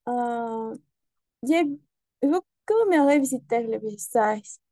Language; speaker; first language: French; non-native, learner; Spanish